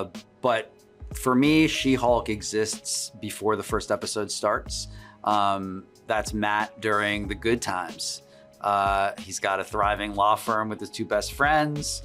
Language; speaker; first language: English; native; English